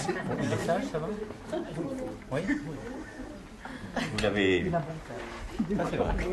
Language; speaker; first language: French; native; French